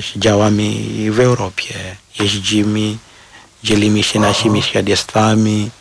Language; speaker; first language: Polish; non-native, fluent; Shona